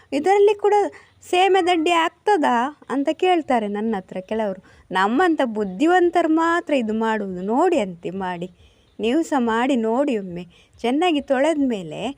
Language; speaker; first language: Kannada; non-native, local second language; Tulu